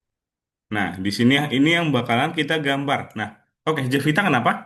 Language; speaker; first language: Indonesian; native; Indonesian